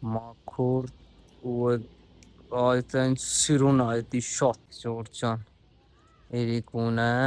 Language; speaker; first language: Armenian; non-native, learner; Hindi